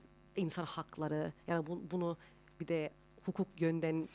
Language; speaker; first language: Turkish; early bilingual, heritage; Turkish